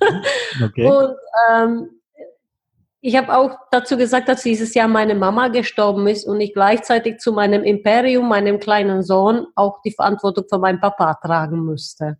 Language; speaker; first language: German; non-native, fluent; Czech